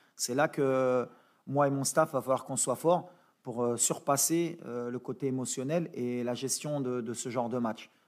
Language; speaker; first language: French; early bilingual, other home language; Arabic